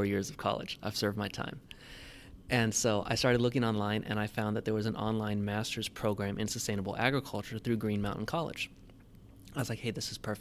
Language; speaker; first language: English; native; English